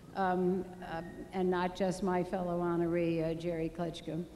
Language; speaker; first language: English; native; English